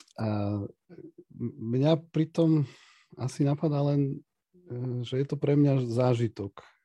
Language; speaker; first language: Slovak; native; Slovak